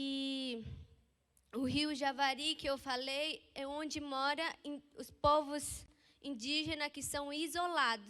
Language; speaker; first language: Portuguese; non-native, local second language; Ticuna